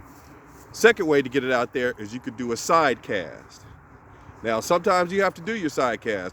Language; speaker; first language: English; native; English